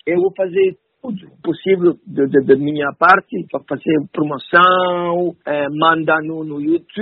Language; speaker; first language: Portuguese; non-native, learner; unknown